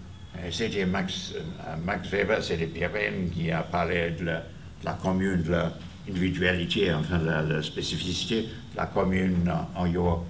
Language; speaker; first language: French; non-native, fluent; English